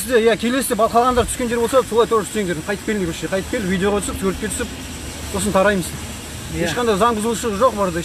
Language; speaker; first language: Kazakh; native; Kazakh